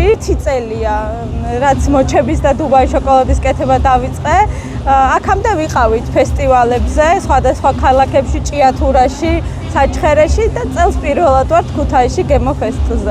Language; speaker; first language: Georgian; native; Georgian